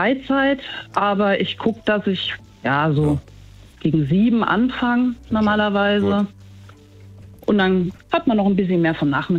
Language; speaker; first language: German; native; German